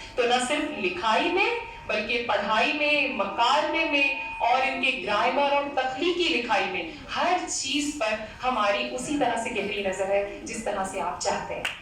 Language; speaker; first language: Urdu; native; Urdu